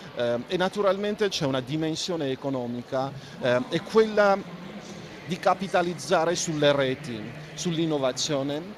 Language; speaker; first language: Italian; non-native, fluent; Armenian